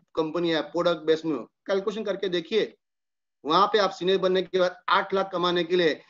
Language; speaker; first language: Hindi; non-native, local second language; Marathi